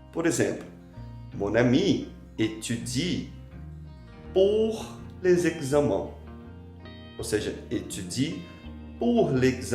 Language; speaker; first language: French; non-native, fluent; Portuguese